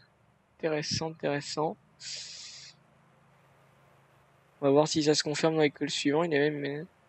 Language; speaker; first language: French; native; French